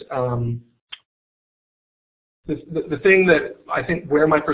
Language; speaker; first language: English; native; English